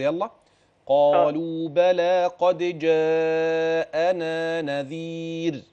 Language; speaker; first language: Arabic; native; Arabic